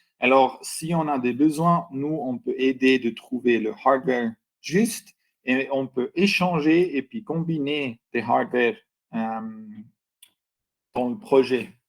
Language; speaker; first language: French; non-native, local second language; German